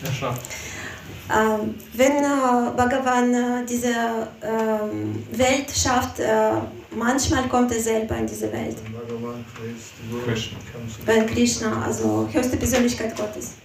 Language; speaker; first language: German; non-native, learner; Russian